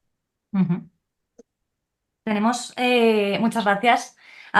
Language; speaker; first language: Spanish; native; Spanish